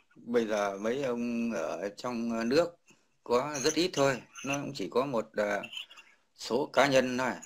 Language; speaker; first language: Vietnamese; native; Vietnamese